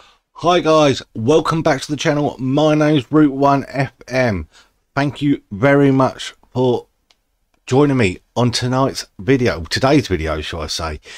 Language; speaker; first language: English; native; English